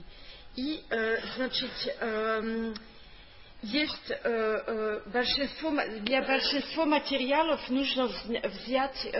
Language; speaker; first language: Russian; non-native, fluent; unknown